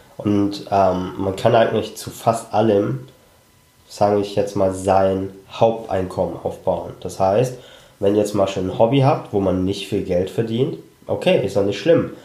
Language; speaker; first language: German; early bilingual, other home language; Cantonese